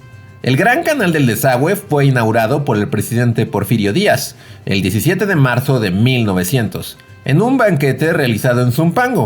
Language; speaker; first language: Spanish; native; Spanish